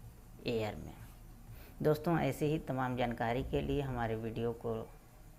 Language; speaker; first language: Hindi; native; Hindi